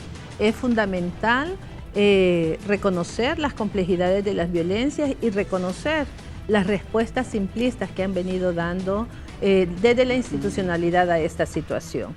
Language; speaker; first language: Spanish; native; Spanish